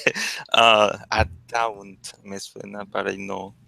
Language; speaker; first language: English; non-native, learner; Spanish